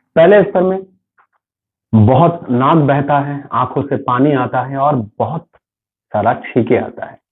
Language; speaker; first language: Hindi; non-native, local second language; Bangla